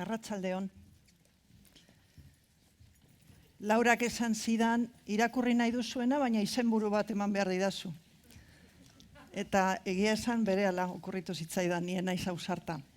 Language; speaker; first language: Basque; non-native, local second language; Spanish